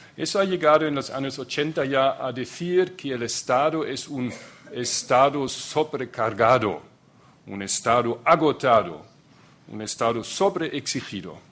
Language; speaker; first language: Spanish; non-native, fluent; German